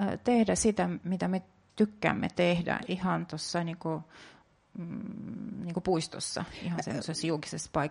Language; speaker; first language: Finnish; non-native, fluent; Russian